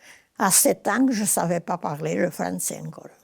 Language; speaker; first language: French; non-native, local second language; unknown